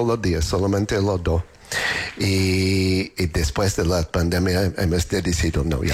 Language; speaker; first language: Spanish; non-native, learner; English